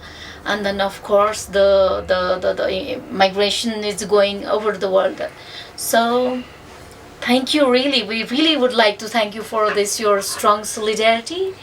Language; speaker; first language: English; non-native, fluent; Nepali